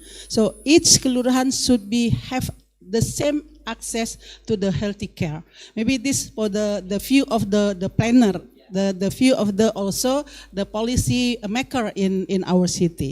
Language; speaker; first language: English; non-native, learner; Indonesian